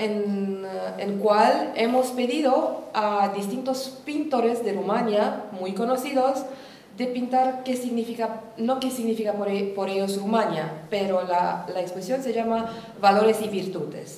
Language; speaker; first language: Spanish; non-native, learner; Romanian